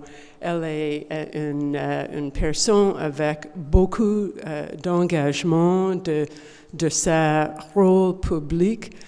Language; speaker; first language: French; non-native, learner; English